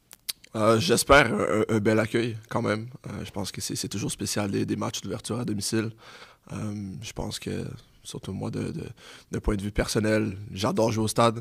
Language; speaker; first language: French; native; French